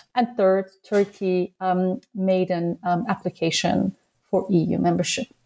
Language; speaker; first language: English; non-native, fluent; Turkish